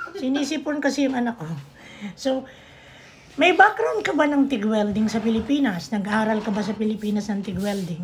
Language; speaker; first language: Filipino; native; Filipino